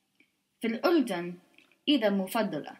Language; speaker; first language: Arabic; non-native, learner; English